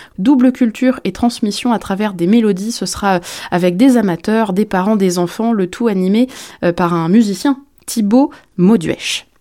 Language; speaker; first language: French; native; French